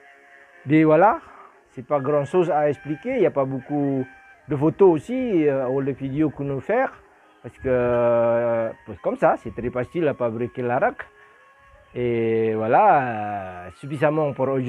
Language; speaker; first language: French; non-native, learner; Indonesian